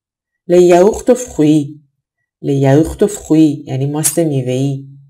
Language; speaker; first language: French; non-native, fluent; Persian